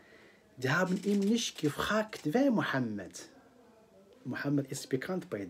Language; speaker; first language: German; non-native, fluent; Arabic